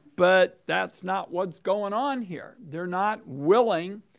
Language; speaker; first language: English; native; English